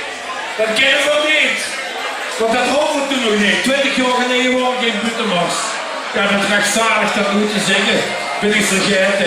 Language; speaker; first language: Dutch; native; Dutch